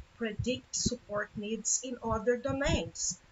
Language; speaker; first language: English; non-native, fluent; Portuguese